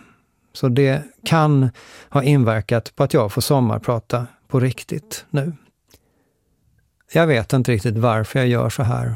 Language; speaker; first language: Swedish; native; Swedish